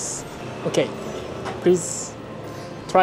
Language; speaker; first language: English; non-native, learner; Japanese